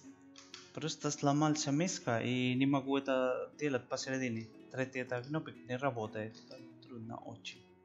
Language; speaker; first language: Russian; non-native, learner; Spanish